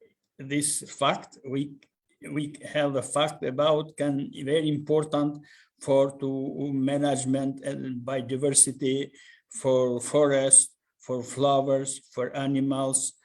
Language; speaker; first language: English; non-native, learner; Albanian